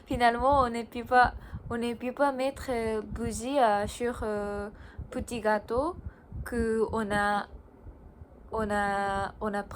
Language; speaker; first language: French; non-native, learner; Japanese